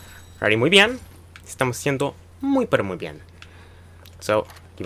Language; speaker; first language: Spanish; early bilingual, heritage; Spanish